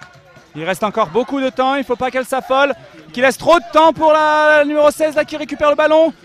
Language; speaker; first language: French; native; French